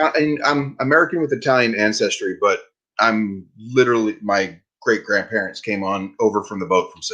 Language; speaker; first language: English; native; English